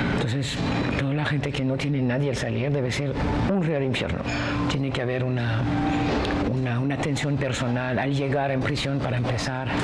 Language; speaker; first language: Spanish; non-native, fluent; French